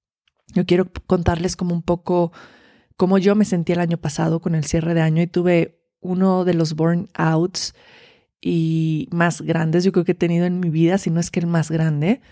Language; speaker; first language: Spanish; native; Spanish